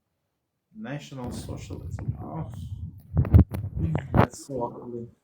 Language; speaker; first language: English; non-native, fluent; Armenian